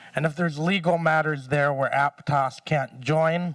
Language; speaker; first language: English; native; English